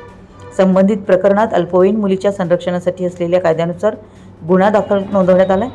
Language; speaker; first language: Marathi; native; Marathi